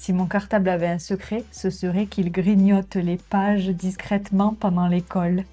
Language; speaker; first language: French; native; French